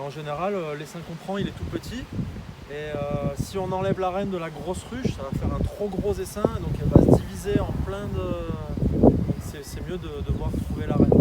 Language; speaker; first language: French; native; French